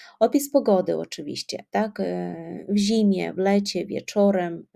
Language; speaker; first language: Polish; non-native, fluent; Ukrainian